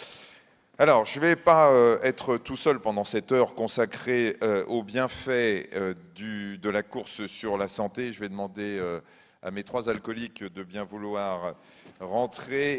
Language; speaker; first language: French; native; French